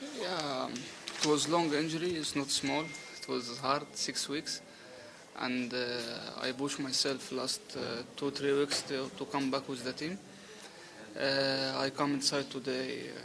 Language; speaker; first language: English; non-native, learner; Arabic